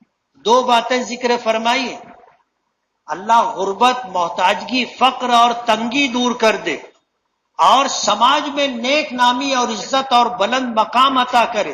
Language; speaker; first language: Urdu; native; Urdu